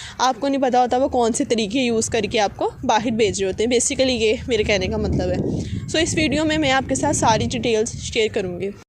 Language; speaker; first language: Urdu; non-native, local second language; Punjabi